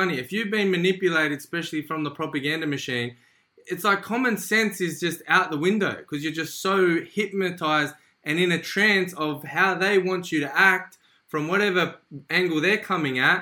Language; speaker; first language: English; native; English